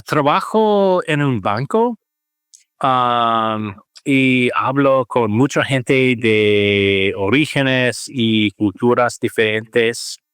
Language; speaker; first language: Spanish; non-native, learner; English